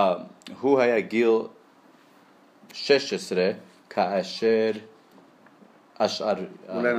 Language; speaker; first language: Hebrew; non-native, learner; English